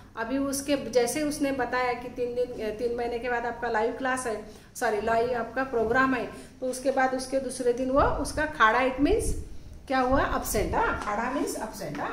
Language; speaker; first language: Hindi; non-native, local second language; Marathi